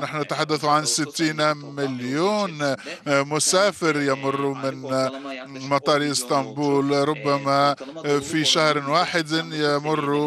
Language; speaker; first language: Arabic; non-native, fluent; Turkish